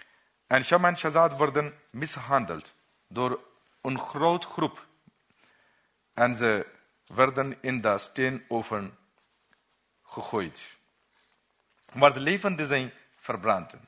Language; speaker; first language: Dutch; non-native, learner; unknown